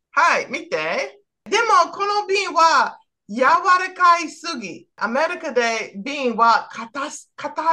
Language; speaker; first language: Japanese; non-native, learner; English